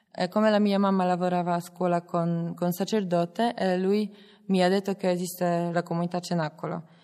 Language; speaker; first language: Italian; non-native, fluent; Polish